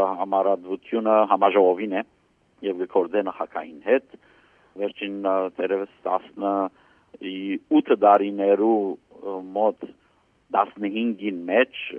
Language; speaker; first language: Armenian; early bilingual, heritage; Armenian